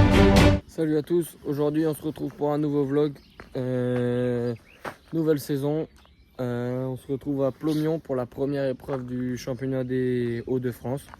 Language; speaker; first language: French; native; French